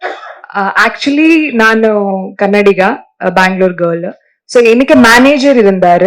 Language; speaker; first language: Tamil; non-native, learner; Kannada